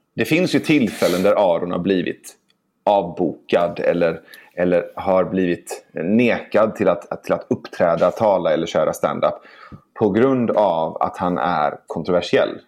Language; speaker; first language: Swedish; early bilingual, other home language; Persian